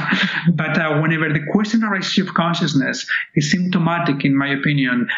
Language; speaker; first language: English; non-native, fluent; Spanish